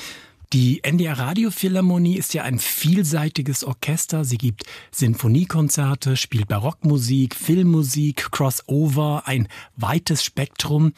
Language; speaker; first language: German; native; German